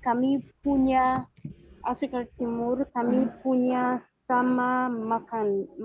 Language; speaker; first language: Indonesian; non-native, learner; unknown